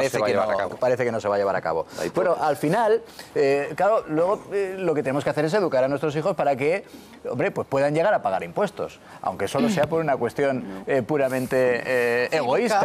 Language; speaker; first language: Spanish; native; Spanish